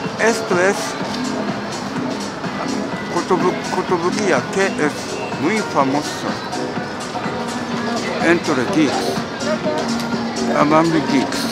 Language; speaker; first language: Spanish; non-native, learner; Japanese